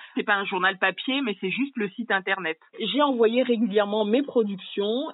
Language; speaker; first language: French; native; French